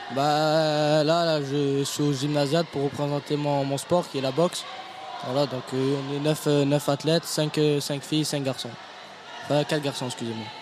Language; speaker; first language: French; native; French